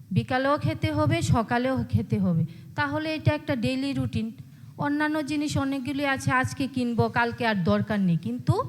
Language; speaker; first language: Bangla; native; Bangla